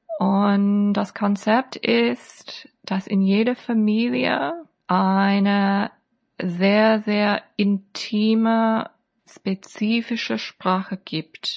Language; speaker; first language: German; non-native, fluent; English